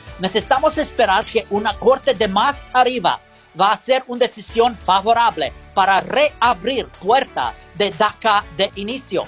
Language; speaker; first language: Spanish; non-native, learner; English